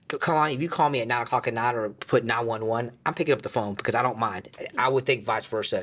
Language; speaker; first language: English; native; English